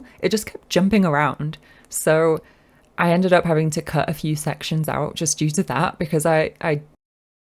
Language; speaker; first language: English; native; English